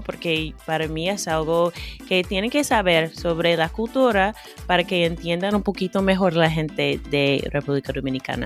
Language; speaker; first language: Spanish; non-native, fluent; English